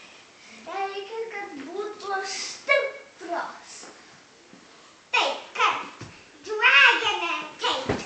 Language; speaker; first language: Lithuanian; early bilingual, heritage; Lithuanian